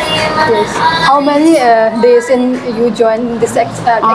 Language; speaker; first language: English; non-native, learner; Hindi